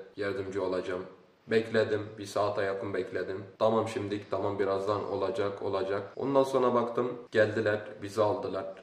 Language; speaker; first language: Turkish; early bilingual, other home language; Arabic